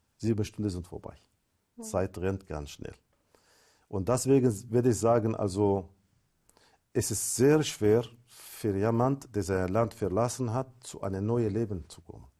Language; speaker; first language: German; non-native, fluent; Arabic